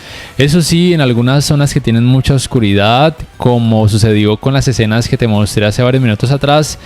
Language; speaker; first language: Spanish; native; Spanish